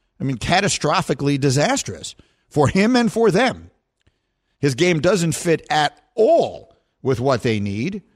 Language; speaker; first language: English; native; English